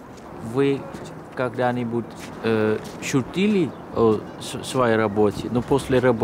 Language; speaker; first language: Russian; non-native, learner; Dutch